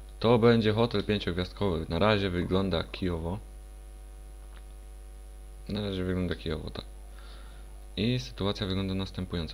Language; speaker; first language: Polish; native; Polish